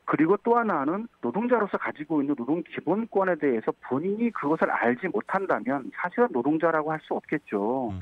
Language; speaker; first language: Korean; native; Korean